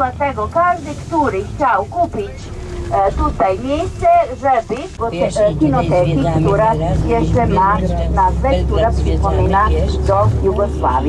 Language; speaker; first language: Polish; non-native, learner; Serbian